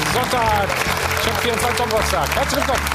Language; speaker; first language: German; native; German